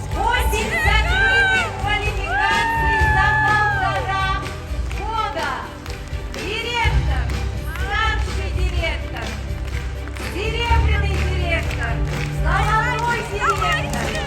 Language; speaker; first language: Russian; native; Russian